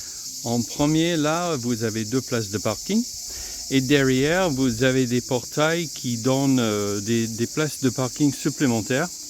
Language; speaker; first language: French; non-native, fluent; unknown